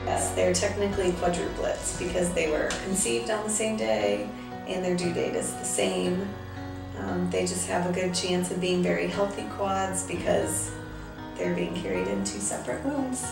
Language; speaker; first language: English; native; English